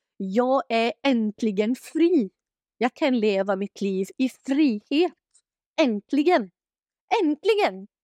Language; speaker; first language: Swedish; non-native, fluent; Arabic